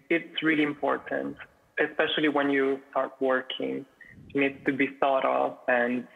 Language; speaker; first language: English; non-native, fluent; Italian